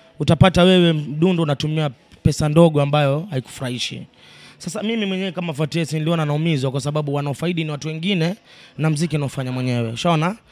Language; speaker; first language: Swahili; native; Swahili